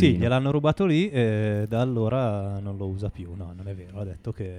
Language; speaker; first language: Italian; native; Italian